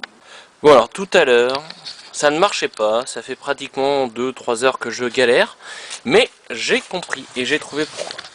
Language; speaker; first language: French; native; French